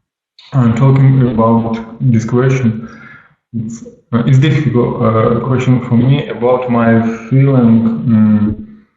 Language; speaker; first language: English; non-native, learner; Russian